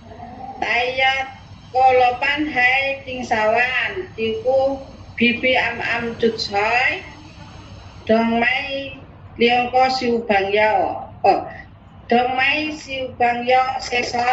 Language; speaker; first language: Cantonese; non-native, learner; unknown